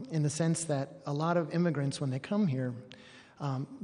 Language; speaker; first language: English; native; English